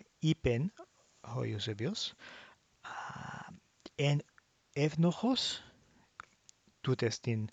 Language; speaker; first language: Greek; non-native, learner; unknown